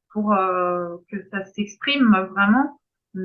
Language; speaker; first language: French; native; French